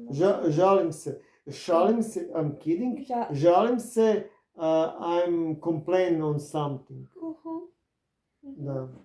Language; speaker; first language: English; non-native, learner; Croatian